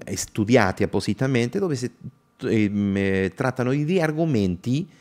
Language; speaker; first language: Italian; non-native, fluent; Spanish